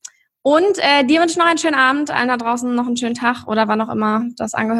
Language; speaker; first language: German; native; German